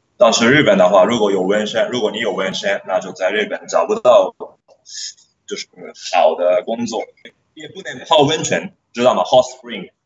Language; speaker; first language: Chinese; non-native, fluent; Japanese